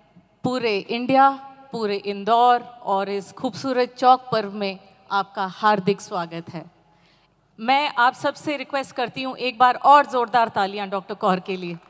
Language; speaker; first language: Hindi; native; Hindi